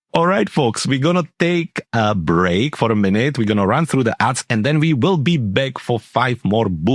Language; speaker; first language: English; non-native, fluent; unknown